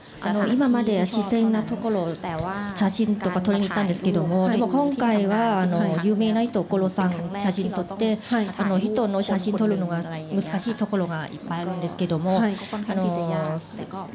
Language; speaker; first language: Japanese; non-native, learner; Thai